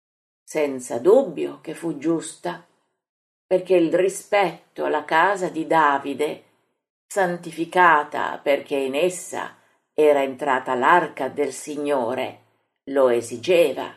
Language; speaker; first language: Italian; native; Italian